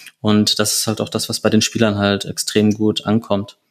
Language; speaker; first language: German; native; German